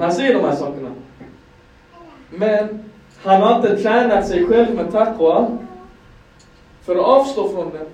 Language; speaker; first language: Swedish; non-native, fluent; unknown